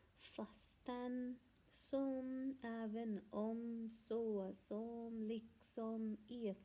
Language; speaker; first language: Swedish; non-native, learner; Hindi